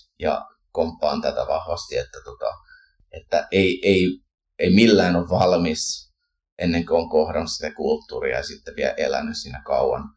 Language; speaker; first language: Finnish; early bilingual, heritage; Finnish